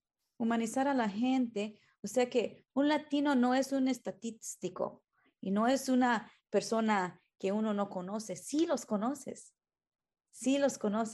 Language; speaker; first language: Spanish; early bilingual, heritage; Spanish